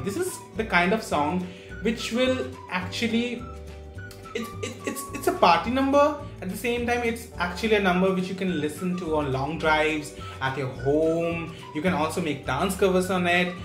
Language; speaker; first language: English; non-native, local second language; Bangla